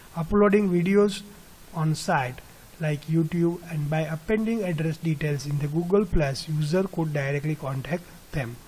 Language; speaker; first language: English; non-native, local second language; Gujarati